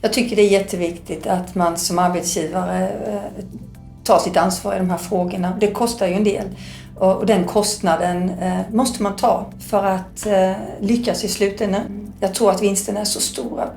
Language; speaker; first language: Swedish; native; Swedish